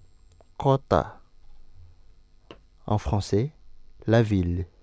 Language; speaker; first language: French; non-native, fluent; Indonesian